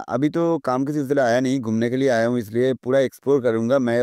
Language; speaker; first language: Hindi; non-native, local second language; Bangla